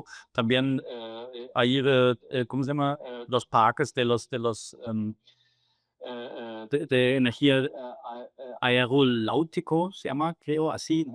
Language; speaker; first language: Spanish; non-native, fluent; German